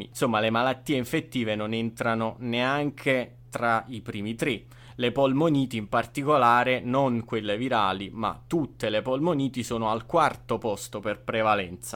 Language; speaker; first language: Italian; native; Italian